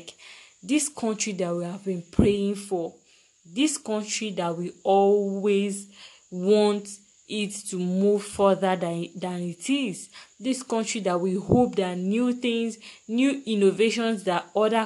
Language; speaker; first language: English; non-native, local second language; Yoruba